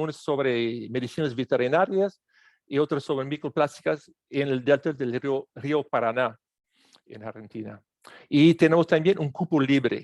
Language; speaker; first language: Spanish; non-native, fluent; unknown